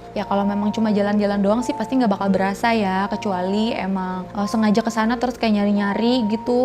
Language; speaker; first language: Indonesian; native; Indonesian